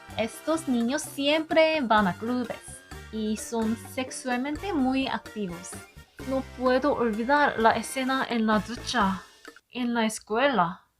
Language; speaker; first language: Spanish; non-native, learner; Korean